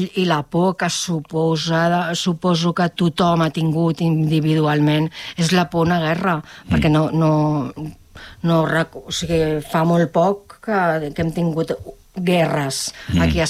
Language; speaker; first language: Catalan; native; Catalan